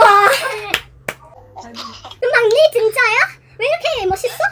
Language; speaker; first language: Korean; non-native, learner; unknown